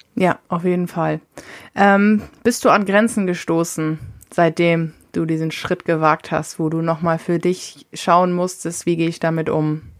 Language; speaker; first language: German; native; German